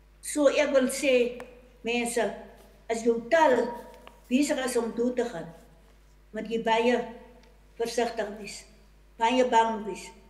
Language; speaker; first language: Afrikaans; non-native, local second language; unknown